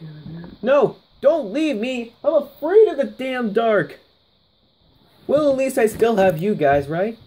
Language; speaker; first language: English; native; English